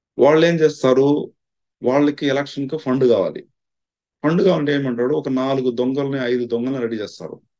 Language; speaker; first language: Telugu; non-native, local second language; Tamil